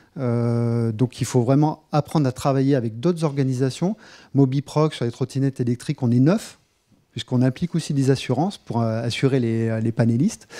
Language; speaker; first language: French; native; French